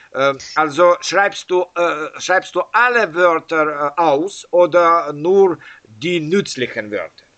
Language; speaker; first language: German; non-native, learner; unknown